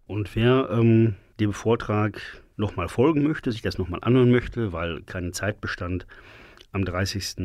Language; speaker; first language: German; native; German